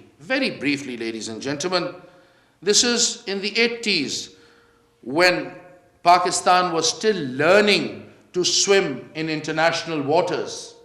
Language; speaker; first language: English; non-native, local second language; Urdu